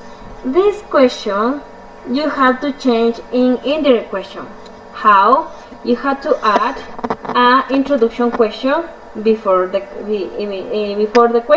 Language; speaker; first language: English; non-native, fluent; Spanish